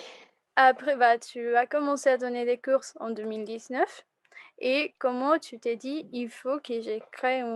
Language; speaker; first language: French; non-native, fluent; Spanish